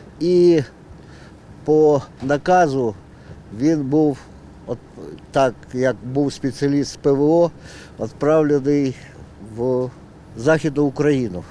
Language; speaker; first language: Ukrainian; native; Ukrainian